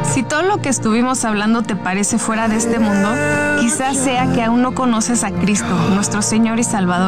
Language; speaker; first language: Spanish; native; Spanish